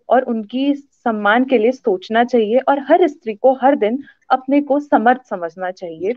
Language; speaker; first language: Hindi; native; Hindi